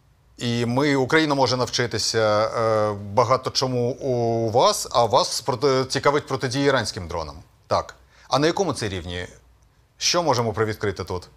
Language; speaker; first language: Ukrainian; native; Ukrainian